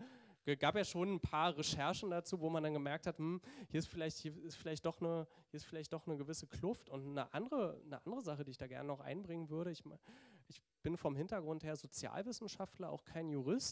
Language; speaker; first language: German; native; German